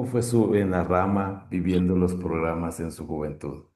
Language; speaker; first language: Spanish; native; Spanish